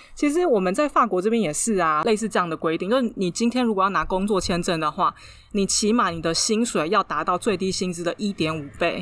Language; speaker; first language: Chinese; native; Chinese